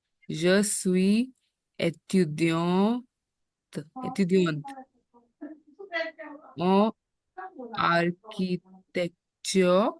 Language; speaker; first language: French; non-native, learner; Hindi